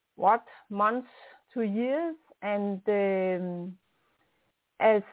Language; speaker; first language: English; non-native, fluent; Danish